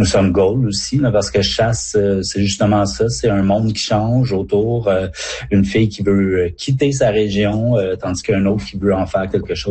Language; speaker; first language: French; native; French